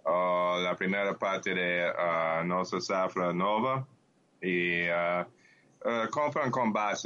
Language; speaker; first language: Portuguese; non-native, learner; English